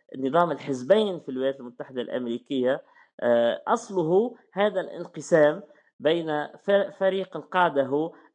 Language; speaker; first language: Arabic; native; Arabic